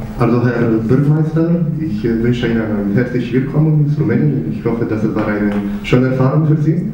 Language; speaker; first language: German; non-native, learner; Romanian